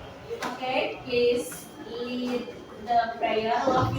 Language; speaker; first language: English; non-native, learner; Indonesian